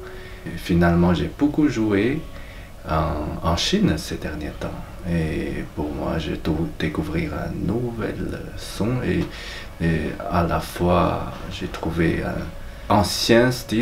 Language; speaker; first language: French; non-native, fluent; Chinese